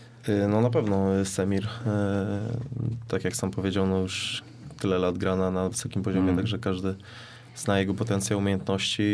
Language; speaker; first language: Polish; native; Polish